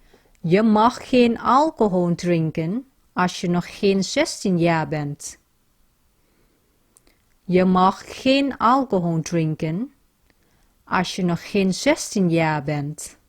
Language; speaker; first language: Dutch; non-native, fluent; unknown